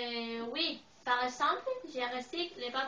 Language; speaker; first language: French; non-native, learner; Spanish